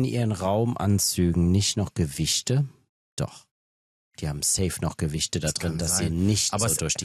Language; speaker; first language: German; native; German